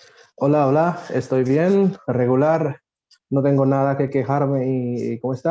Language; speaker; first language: Spanish; non-native, fluent; Bangla